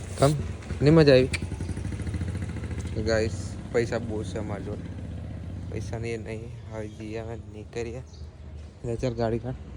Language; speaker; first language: Gujarati; non-native, local second language; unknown